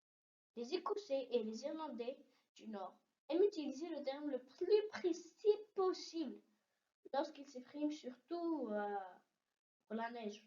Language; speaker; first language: French; early bilingual, heritage; French